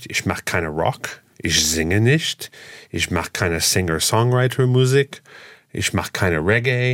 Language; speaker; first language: German; non-native, fluent; English